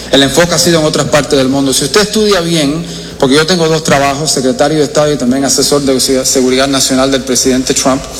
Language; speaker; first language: Spanish; early bilingual, heritage; Spanish